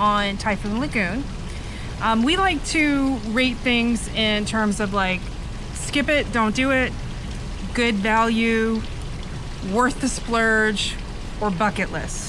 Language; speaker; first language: English; native; English